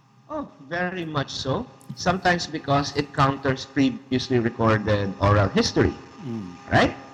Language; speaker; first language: English; non-native, local second language; Filipino